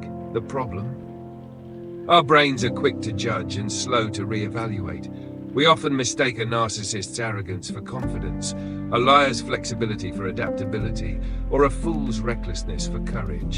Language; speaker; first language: English; native; English